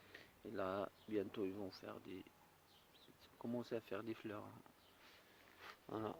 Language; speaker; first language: French; non-native, fluent; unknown